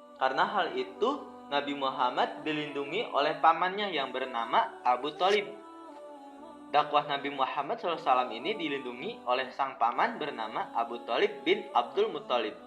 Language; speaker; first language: Indonesian; native; Indonesian